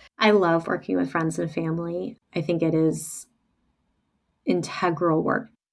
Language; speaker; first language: English; native; English